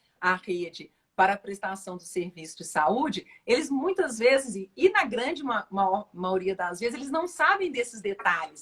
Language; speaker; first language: Portuguese; native; Portuguese